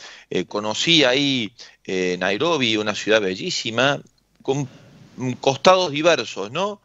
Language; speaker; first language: Spanish; native; Spanish